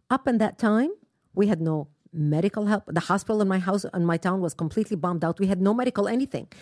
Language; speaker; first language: English; non-native, fluent; Arabic